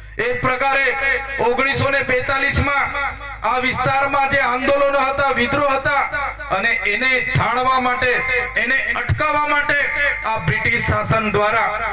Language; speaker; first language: Gujarati; non-native, local second language; Vasavi